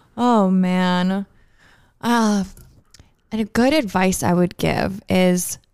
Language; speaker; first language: English; native; English